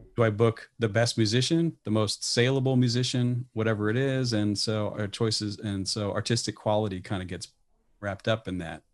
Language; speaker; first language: English; native; English